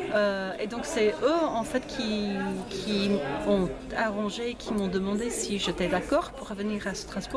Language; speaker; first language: French; non-native, fluent; English